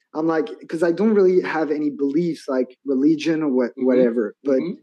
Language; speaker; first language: English; non-native, fluent; French